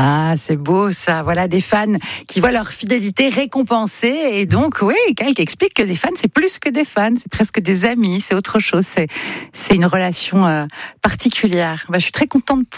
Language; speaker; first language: French; native; French